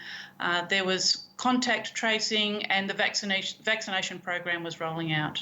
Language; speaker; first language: English; native; English